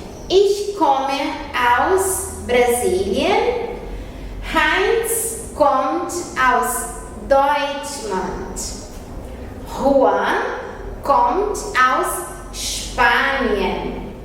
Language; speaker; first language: German; non-native, fluent; Portuguese